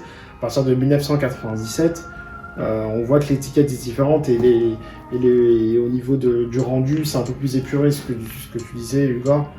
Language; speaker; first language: French; native; French